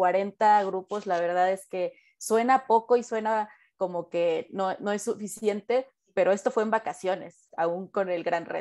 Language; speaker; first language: Spanish; native; Spanish